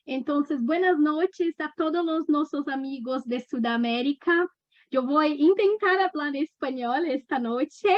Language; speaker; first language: Spanish; non-native, learner; Portuguese